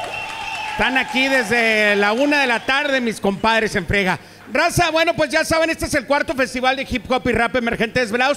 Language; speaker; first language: Spanish; native; Spanish